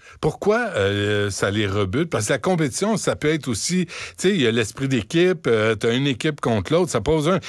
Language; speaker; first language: French; native; French